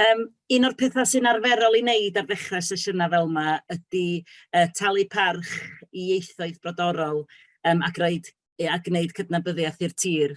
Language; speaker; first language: Welsh; native; Welsh